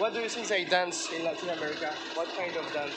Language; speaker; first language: English; non-native, fluent; French